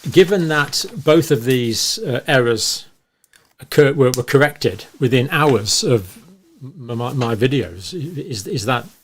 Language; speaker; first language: English; native; English